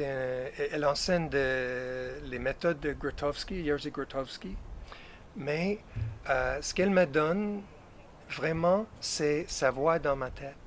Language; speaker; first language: French; non-native, fluent; English